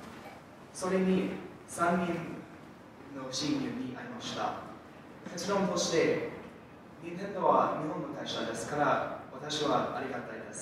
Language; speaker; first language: Japanese; non-native, learner; English